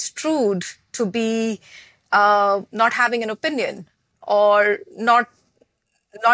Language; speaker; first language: English; non-native, local second language; Hindi